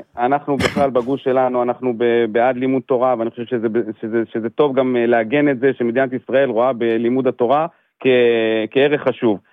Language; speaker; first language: Hebrew; native; Hebrew